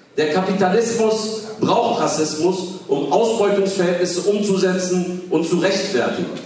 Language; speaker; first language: German; early bilingual, other home language; Kurdish